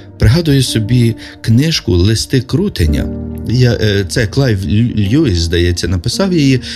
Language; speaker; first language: Ukrainian; native; Ukrainian